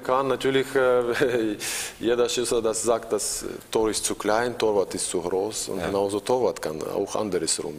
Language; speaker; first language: German; non-native, learner; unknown